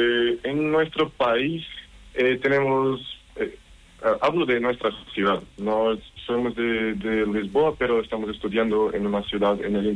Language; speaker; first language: Spanish; non-native, learner; Portuguese